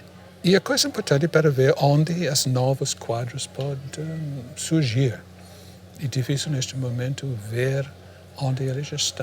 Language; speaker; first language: Portuguese; non-native, fluent; English